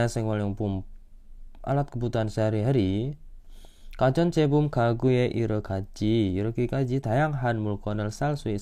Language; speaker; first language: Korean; non-native, fluent; Indonesian